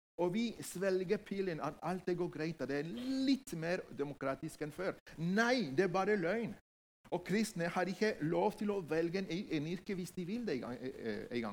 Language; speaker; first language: Norwegian; non-native, fluent; Spanish